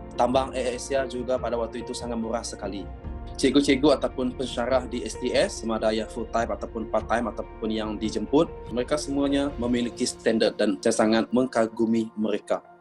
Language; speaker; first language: Malay; non-native, local second language; Iban